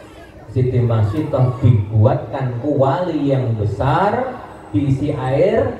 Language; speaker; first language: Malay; non-native, local second language; Javanese